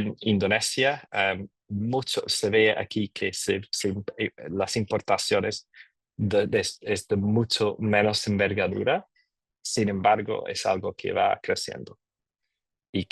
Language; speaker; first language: Spanish; non-native, fluent; English